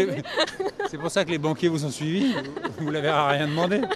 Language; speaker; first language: French; native; French